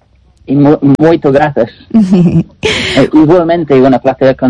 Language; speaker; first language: Spanish; non-native, learner; English